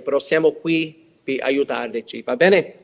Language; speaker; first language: Italian; early bilingual, heritage; English